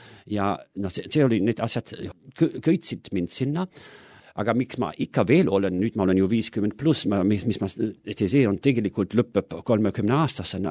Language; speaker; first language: Estonian; non-native, fluent; German